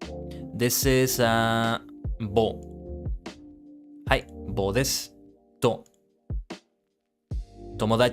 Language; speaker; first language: Japanese; non-native, learner; English